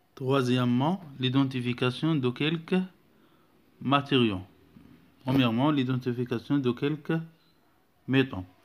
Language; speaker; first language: French; non-native, local second language; Arabic